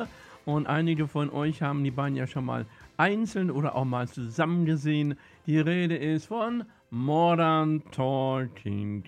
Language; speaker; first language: German; native; German